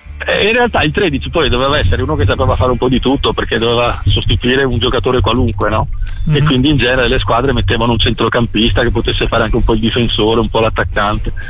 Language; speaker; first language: Italian; native; Italian